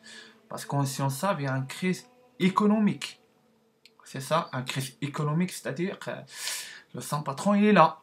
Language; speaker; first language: French; non-native, learner; Arabic